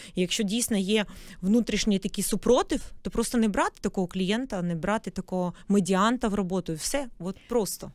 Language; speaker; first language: Ukrainian; non-native, local second language; Russian